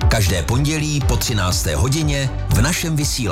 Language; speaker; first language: Czech; native; Czech